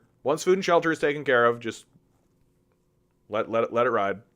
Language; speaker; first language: English; native; English